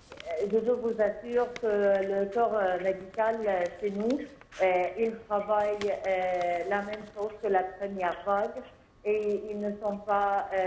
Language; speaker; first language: French; non-native, fluent; Arabic